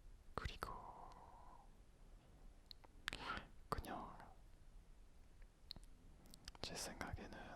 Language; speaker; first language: Korean; non-native, fluent; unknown